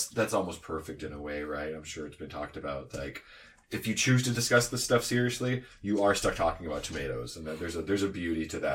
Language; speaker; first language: English; native; English